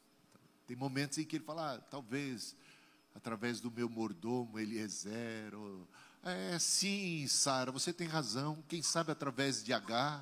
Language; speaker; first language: Portuguese; native; Portuguese